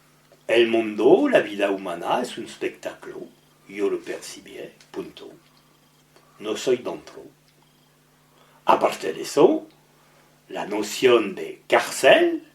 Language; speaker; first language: Spanish; non-native, learner; French